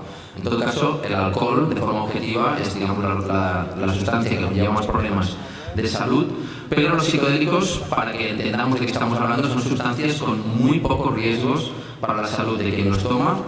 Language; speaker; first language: Spanish; native; Spanish